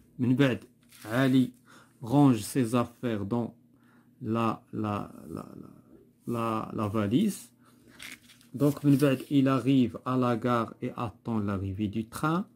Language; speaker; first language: French; non-native, local second language; Arabic